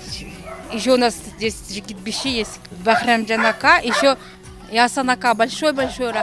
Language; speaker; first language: Russian; non-native, local second language; Uyghur